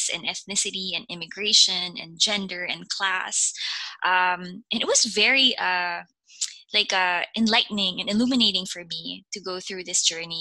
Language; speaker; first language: English; non-native, local second language; Filipino